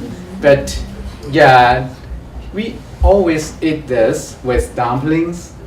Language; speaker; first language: English; non-native, learner; Chinese